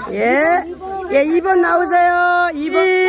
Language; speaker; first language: Korean; native; Korean